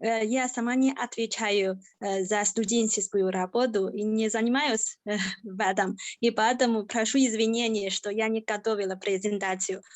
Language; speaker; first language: Russian; non-native, fluent; Chinese